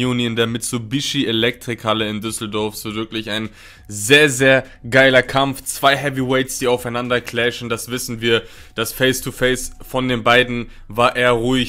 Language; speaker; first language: German; native; German